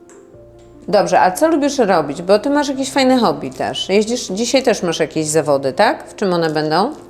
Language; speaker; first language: Polish; native; Polish